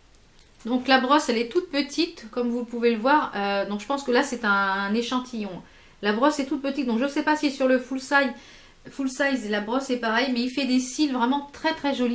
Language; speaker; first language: French; native; French